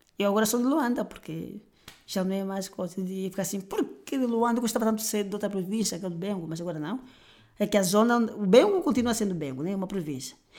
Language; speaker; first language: Portuguese; native; Portuguese